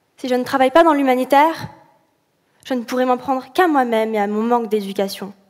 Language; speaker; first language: French; early bilingual, other home language; Arabic